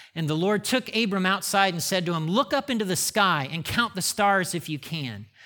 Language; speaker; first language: English; native; English